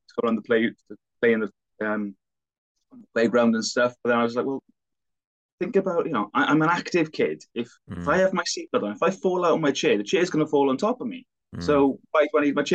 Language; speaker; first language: English; native; English